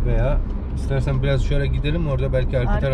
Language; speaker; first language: Turkish; native; Turkish